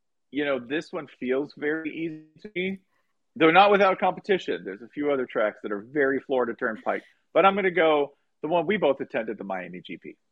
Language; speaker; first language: English; native; English